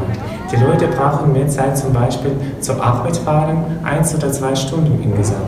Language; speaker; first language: German; non-native, learner; Russian